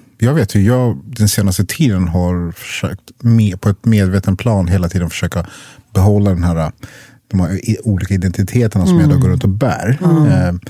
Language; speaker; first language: Swedish; early bilingual, other home language; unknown